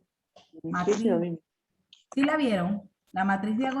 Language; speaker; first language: Spanish; native; Spanish